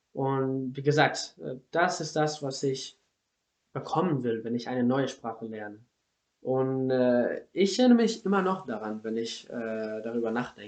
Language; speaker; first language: German; non-native, fluent; Spanish